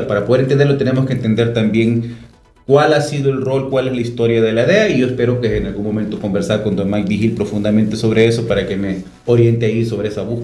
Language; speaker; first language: Spanish; native; Spanish